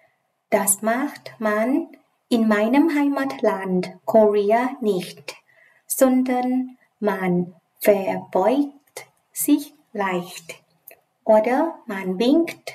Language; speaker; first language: German; non-native, fluent; Thai